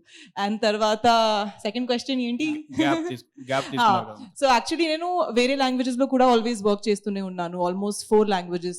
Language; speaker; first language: Telugu; non-native, local second language; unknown